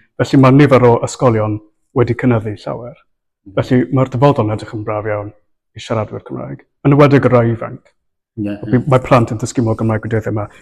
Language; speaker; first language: Welsh; non-native, local second language; English